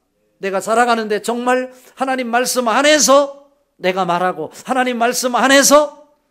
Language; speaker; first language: Korean; native; Korean